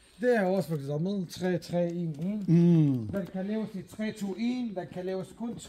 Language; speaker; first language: Danish; non-native, fluent; Kurdish